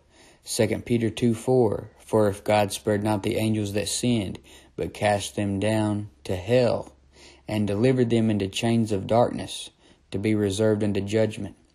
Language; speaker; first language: English; native; English